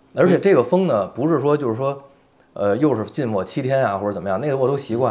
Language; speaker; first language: Chinese; native; Chinese